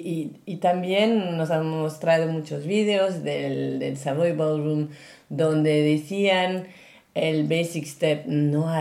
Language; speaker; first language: Spanish; non-native, learner; French